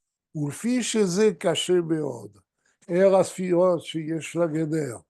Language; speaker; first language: Hebrew; non-native, fluent; French